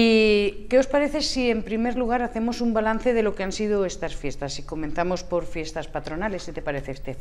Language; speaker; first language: Spanish; native; Spanish